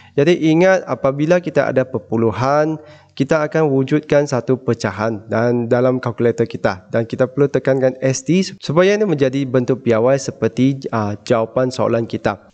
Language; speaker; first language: Malay; non-native, local second language; Chinese